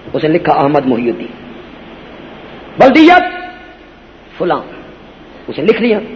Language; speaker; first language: Urdu; non-native, local second language; Punjabi